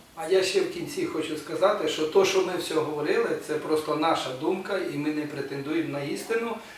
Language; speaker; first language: Ukrainian; non-native, local second language; Russian